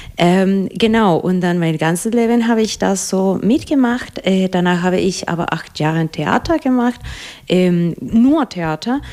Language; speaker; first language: German; non-native, fluent; Spanish